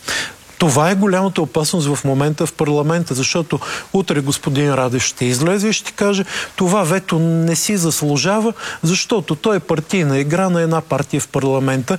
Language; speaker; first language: Bulgarian; native; Bulgarian